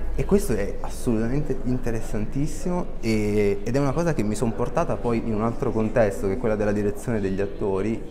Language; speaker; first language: Italian; native; Italian